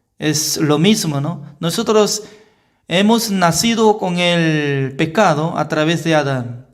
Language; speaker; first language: Spanish; non-native, learner; Korean